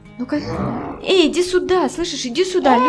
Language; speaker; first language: Russian; native; Russian